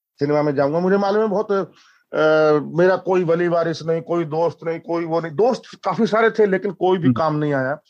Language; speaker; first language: Hindi; native; Hindi